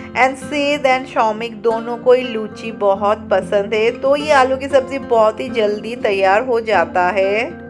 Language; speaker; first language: Hindi; non-native, local second language; Bangla